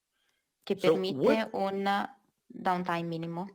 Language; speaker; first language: Spanish; non-native, fluent; Italian